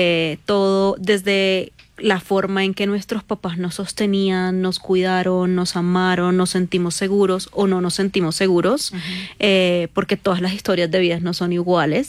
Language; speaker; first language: Spanish; native; Spanish